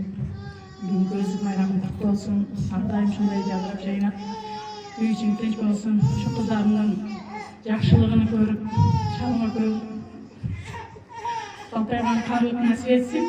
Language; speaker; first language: Kyrgyz; native; Kyrgyz